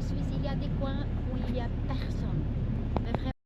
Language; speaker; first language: French; non-native, local second language; German